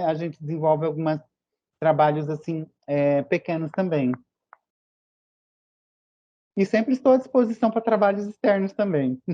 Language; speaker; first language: Portuguese; native; Portuguese